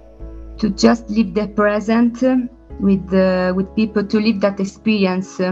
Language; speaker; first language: English; non-native, learner; Italian